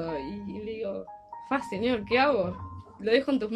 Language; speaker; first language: Spanish; native; Spanish